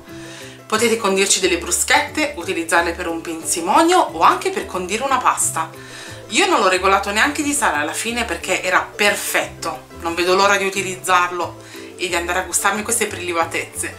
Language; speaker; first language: Italian; native; Italian